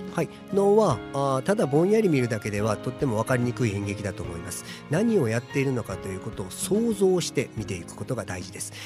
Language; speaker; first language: Japanese; native; Japanese